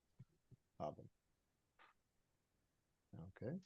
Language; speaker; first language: German; non-native, fluent; English